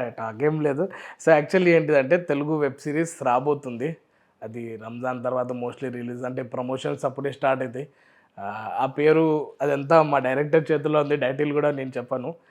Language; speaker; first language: Telugu; non-native, local second language; Urdu